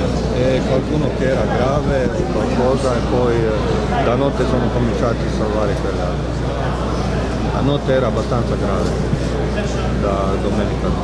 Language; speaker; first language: Italian; non-native, learner; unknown